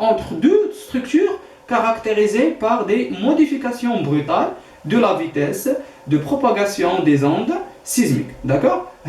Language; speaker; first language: French; non-native, local second language; Arabic